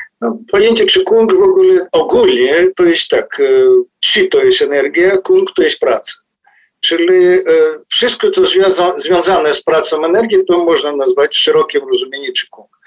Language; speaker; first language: Polish; non-native, fluent; Ukrainian